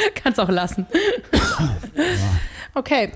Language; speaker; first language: German; native; German